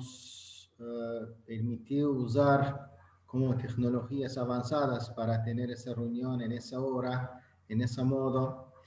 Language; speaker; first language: Spanish; non-native, learner; Azerbaijani